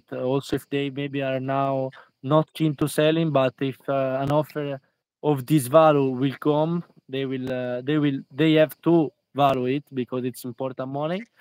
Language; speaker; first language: English; non-native, fluent; Italian